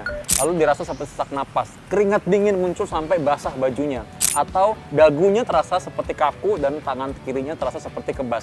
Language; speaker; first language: Indonesian; native; Indonesian